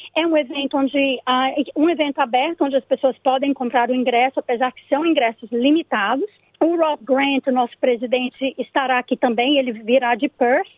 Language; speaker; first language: Portuguese; native; Portuguese